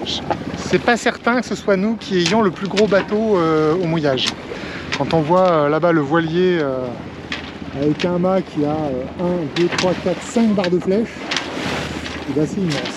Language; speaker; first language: French; native; French